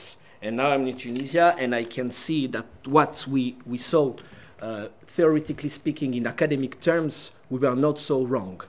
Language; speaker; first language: English; non-native, fluent; French